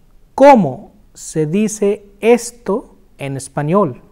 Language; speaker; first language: Spanish; non-native, fluent; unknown